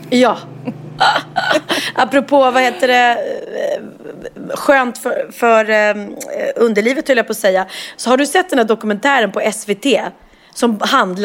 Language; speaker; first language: Swedish; native; Swedish